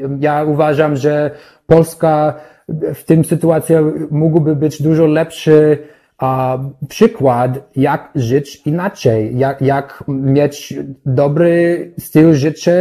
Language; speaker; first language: Polish; non-native, learner; English